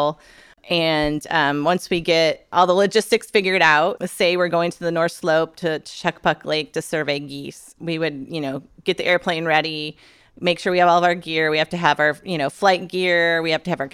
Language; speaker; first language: English; native; English